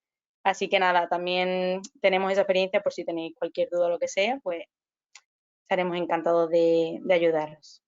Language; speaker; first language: Spanish; native; Spanish